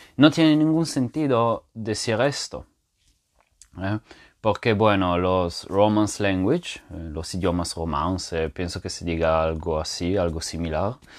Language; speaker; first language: Spanish; non-native, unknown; French